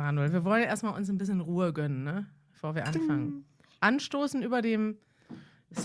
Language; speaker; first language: German; native; German